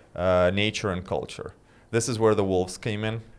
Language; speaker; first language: English; non-native, fluent; Lithuanian